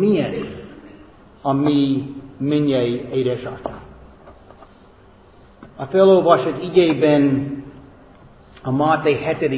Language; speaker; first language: Hungarian; non-native, fluent; English